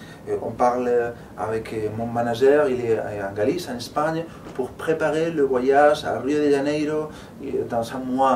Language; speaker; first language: French; non-native, fluent; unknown